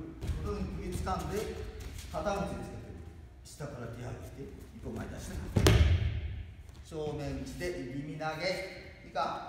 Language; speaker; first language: Japanese; native; Japanese